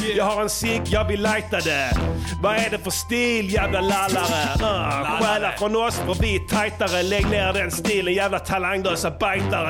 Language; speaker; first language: Swedish; native; Swedish